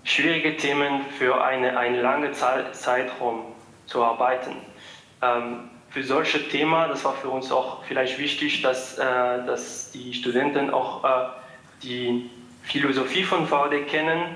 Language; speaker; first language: German; non-native, fluent; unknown